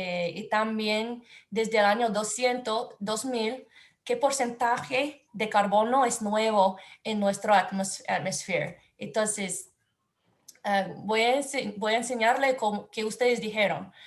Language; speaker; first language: Spanish; non-native, learner; English